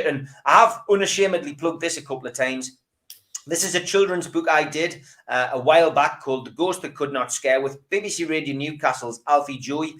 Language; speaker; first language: English; native; English